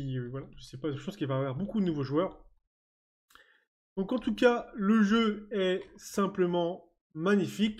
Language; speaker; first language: French; native; French